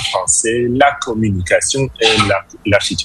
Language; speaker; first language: French; non-native, fluent; English